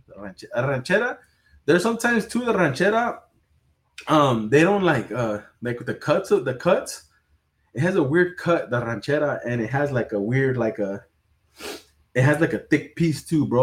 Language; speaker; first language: English; early bilingual, other home language; Spanish